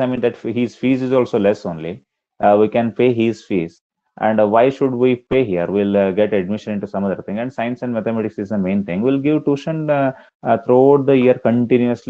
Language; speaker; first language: English; non-native, local second language; Kannada